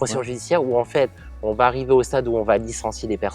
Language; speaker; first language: French; native; French